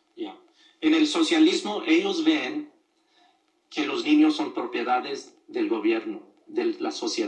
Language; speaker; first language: Spanish; early bilingual, other home language; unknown